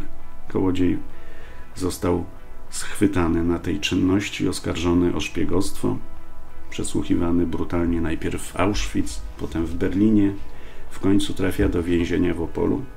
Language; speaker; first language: Polish; native; Polish